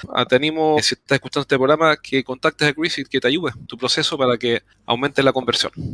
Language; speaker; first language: Spanish; native; Spanish